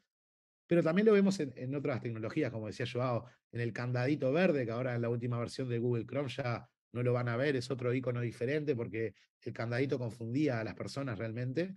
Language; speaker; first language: Spanish; native; Spanish